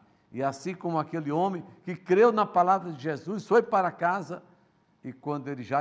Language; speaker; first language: Portuguese; native; Portuguese